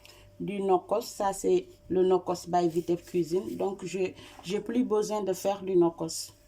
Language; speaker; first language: French; non-native, local second language; Wolof